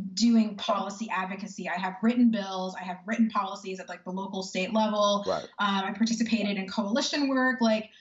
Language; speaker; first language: English; native; English